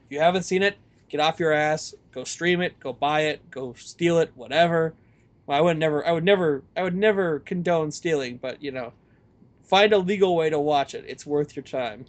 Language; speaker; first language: English; native; English